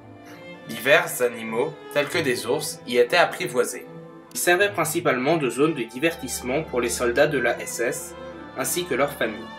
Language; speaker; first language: French; native; French